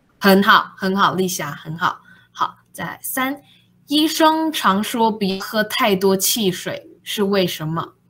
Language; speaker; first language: Chinese; native; Chinese